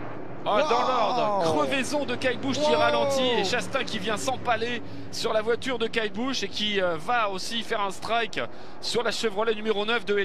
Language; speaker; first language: French; native; French